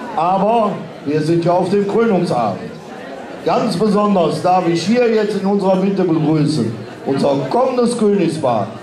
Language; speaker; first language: German; native; German